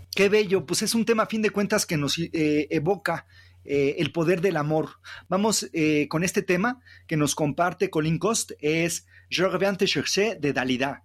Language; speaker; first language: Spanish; native; Spanish